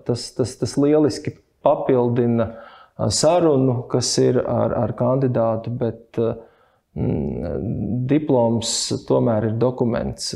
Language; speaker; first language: Latvian; native; Latvian